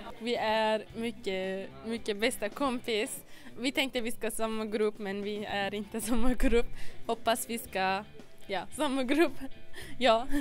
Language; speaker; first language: Swedish; non-native, learner; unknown